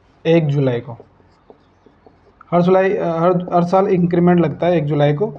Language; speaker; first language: Hindi; native; Hindi